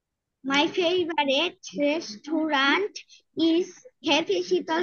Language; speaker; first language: English; non-native, learner; Bangla